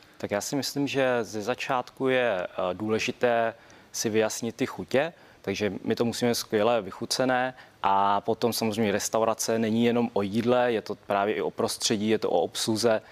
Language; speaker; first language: Czech; early bilingual, other home language; Vietnamese